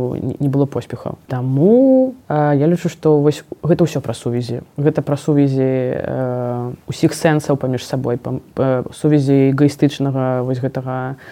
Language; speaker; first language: Belarusian; non-native, local second language; Russian